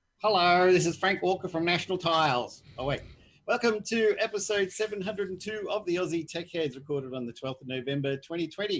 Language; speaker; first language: English; native; English